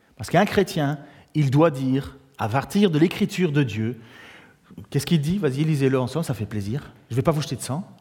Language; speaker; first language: French; native; French